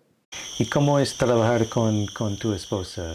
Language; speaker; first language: Spanish; non-native, fluent; English